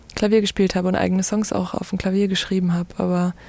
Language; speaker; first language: German; native; German